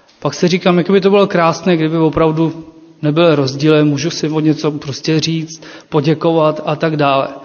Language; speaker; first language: Czech; non-native, fluent; Ukrainian